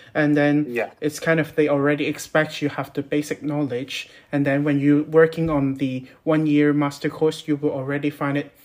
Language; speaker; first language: English; non-native, local second language; Cantonese